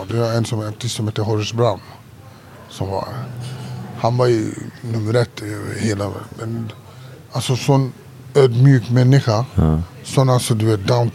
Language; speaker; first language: Swedish; early bilingual, other home language; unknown